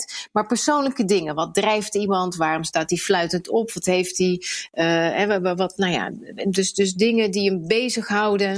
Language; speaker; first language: Dutch; native; Dutch